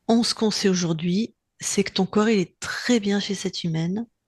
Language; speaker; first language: French; native; French